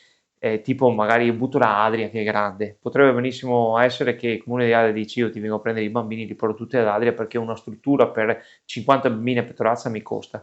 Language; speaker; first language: Italian; native; Italian